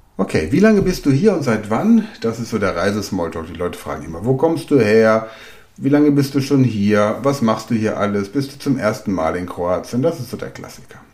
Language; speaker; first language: German; native; German